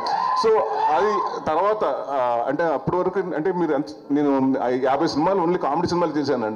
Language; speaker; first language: Telugu; native; Telugu